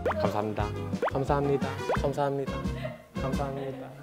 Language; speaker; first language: Korean; non-native, fluent; English